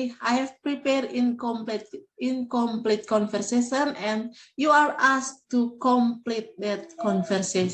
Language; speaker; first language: English; non-native, learner; Indonesian